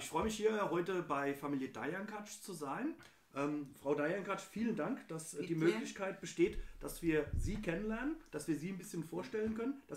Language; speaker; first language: German; native; German